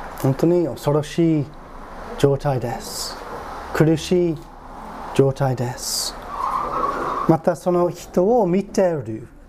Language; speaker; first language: Japanese; non-native, fluent; English